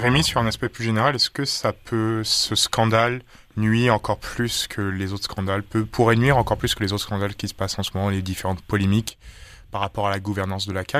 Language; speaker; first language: French; native; French